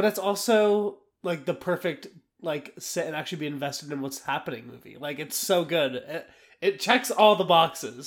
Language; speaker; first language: English; native; English